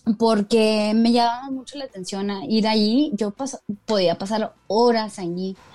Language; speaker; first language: Spanish; early bilingual, heritage; Spanish